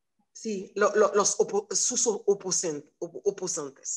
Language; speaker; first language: Spanish; non-native, learner; Haitian Creole